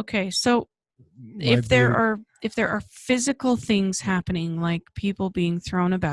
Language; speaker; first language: English; native; English